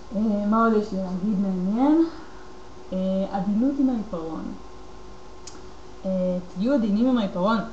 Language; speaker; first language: Hebrew; native; Hebrew